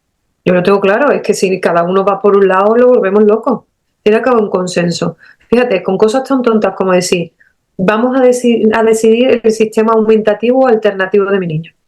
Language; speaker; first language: Spanish; native; Spanish